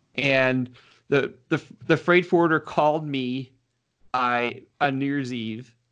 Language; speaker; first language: English; native; English